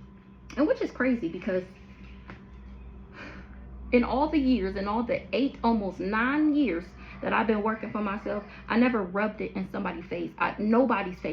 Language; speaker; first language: English; native; English